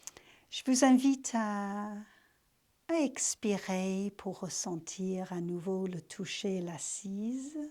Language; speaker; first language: French; native; French